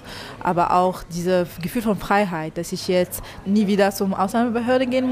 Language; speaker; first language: German; non-native, fluent; Arabic